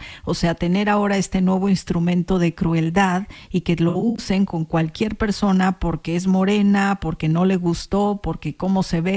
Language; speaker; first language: Spanish; native; Spanish